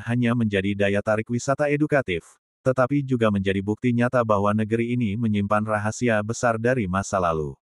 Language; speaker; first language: Indonesian; native; Indonesian